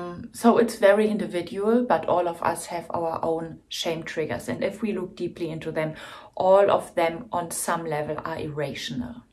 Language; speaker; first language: English; non-native, fluent; German